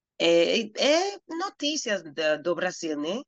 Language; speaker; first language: Portuguese; non-native, learner; Spanish